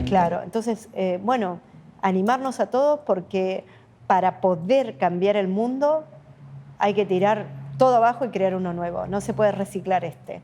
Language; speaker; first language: Spanish; native; Spanish